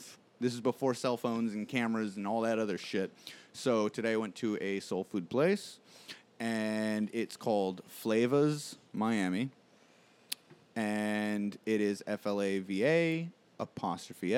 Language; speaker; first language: English; native; English